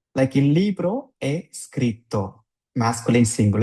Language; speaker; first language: Italian; non-native, fluent; Tamil